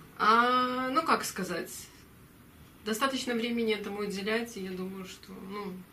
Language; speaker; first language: Russian; native; Russian